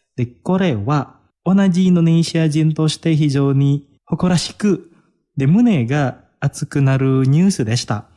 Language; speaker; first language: Japanese; non-native, fluent; Indonesian